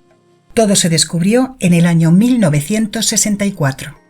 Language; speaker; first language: Spanish; native; Spanish